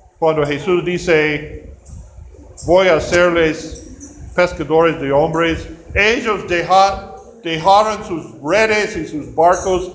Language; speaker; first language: Spanish; non-native, fluent; English